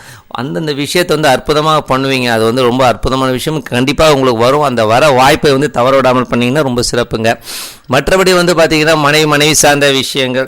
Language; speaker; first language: Tamil; native; Tamil